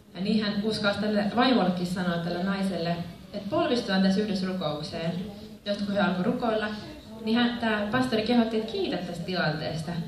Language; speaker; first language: Finnish; early bilingual, other home language; Spanish